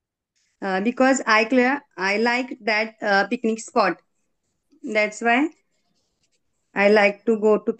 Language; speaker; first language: English; non-native, learner; Marathi